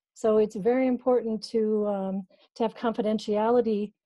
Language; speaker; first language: English; native; English